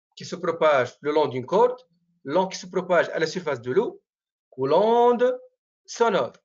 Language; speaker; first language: French; non-native, local second language; Arabic